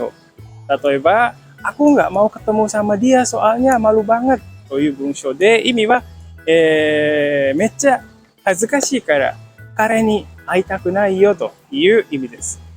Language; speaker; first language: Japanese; non-native, fluent; Indonesian